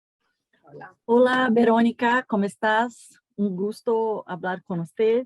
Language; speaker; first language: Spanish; non-native, learner; Portuguese